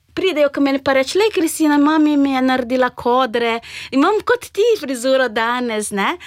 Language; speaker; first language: Slovenian; non-native, fluent; Portuguese